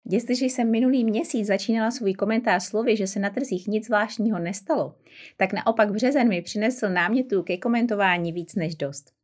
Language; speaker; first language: Czech; native; Czech